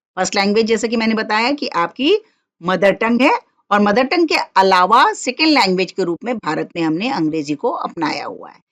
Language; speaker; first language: Hindi; non-native, local second language; Marathi